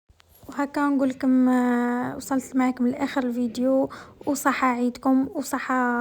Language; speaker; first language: Arabic; native; Arabic